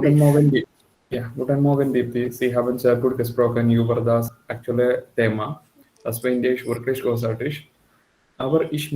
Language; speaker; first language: German; non-native, fluent; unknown